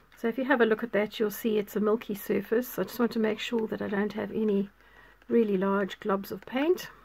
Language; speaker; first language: English; native; English